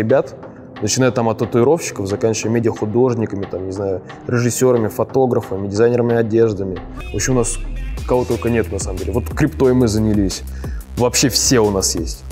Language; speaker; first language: Russian; native; Russian